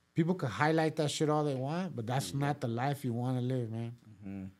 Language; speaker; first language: English; early bilingual, other home language; Spanish